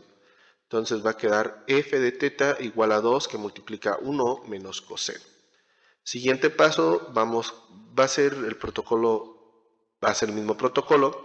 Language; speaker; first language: Spanish; native; Spanish